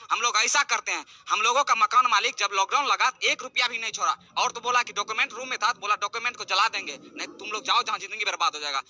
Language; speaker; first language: Hindi; native; Hindi